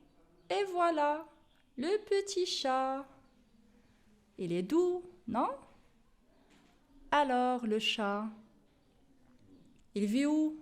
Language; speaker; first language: French; non-native, local second language; Arabic